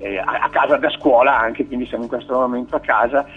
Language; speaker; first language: Italian; native; Italian